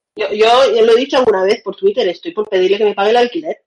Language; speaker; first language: Spanish; early bilingual, other home language; Russian